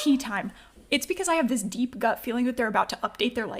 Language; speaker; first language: English; native; English